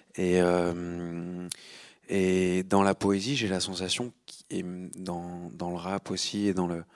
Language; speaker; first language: French; native; French